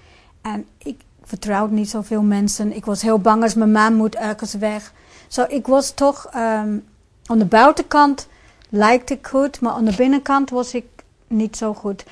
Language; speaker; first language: Dutch; non-native, fluent; English